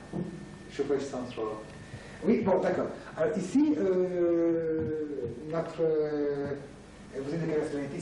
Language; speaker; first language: French; native; French